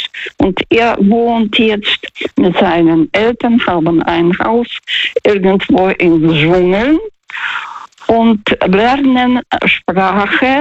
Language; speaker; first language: German; non-native, fluent; Russian